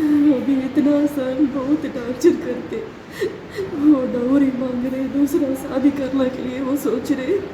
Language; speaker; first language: Hindi; non-native, local second language; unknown